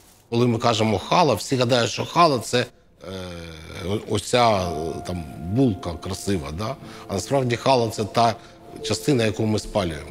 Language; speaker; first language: Ukrainian; non-native, local second language; Russian